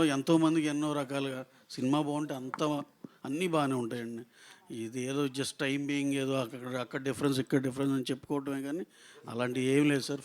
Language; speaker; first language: Telugu; native; Telugu